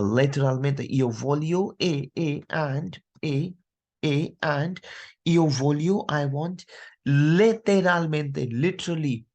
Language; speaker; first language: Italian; non-native, fluent; Hindi